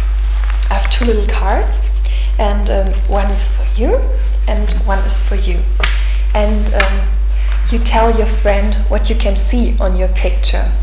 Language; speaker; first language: English; non-native, fluent; German